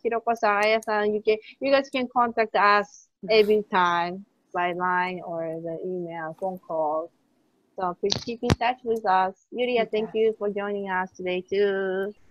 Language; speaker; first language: English; non-native, fluent; Japanese